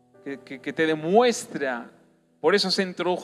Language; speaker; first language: Spanish; native; Spanish